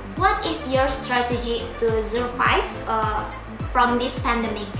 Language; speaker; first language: English; non-native, learner; Indonesian